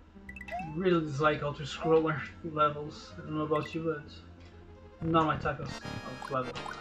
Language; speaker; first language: English; non-native, fluent; Portuguese